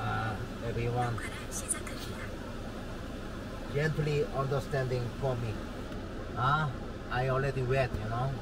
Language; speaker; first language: English; non-native, learner; Korean